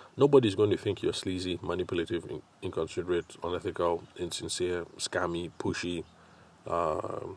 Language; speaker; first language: English; non-native, local second language; Yoruba